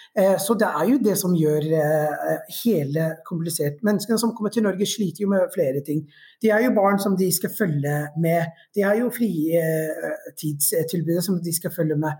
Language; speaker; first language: Norwegian; non-native, fluent; Somali